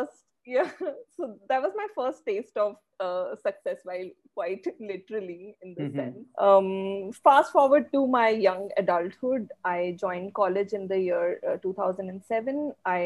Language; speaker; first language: English; non-native, local second language; Hindi